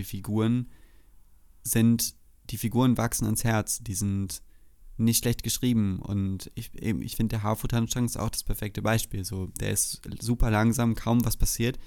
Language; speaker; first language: German; native; German